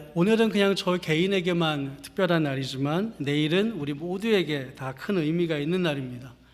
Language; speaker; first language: Korean; native; Korean